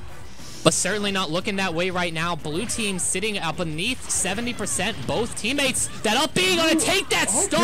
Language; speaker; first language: English; native; English